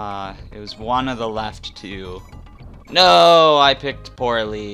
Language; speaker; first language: English; native; English